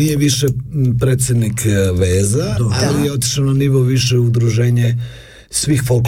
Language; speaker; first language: Serbian; native; Serbian